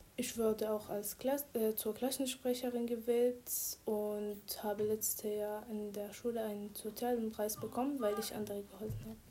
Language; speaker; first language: German; non-native, fluent; Arabic